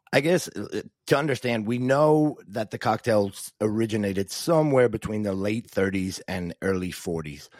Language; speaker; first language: English; native; English